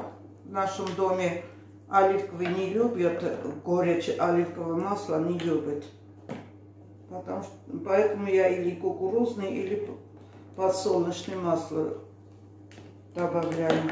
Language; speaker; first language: Russian; non-native, fluent; Armenian